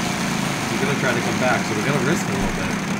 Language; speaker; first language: English; native; English